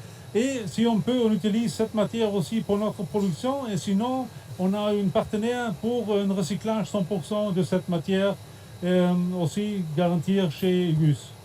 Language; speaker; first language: French; non-native, fluent; German